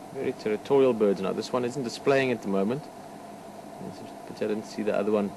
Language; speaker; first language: English; native; English